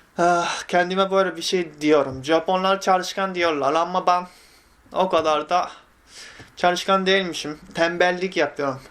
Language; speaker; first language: Turkish; non-native, fluent; Japanese